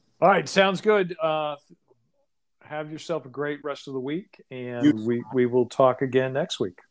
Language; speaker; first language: English; native; English